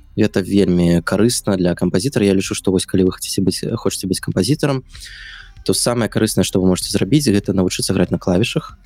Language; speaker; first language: Belarusian; non-native, local second language; Russian